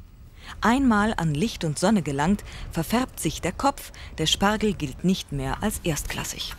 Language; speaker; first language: German; native; German